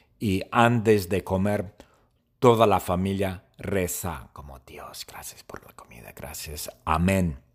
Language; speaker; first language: Spanish; non-native, learner; English